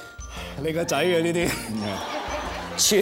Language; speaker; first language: Cantonese; native; Cantonese